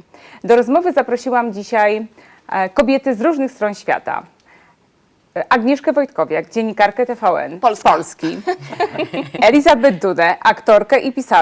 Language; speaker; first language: Polish; native; Polish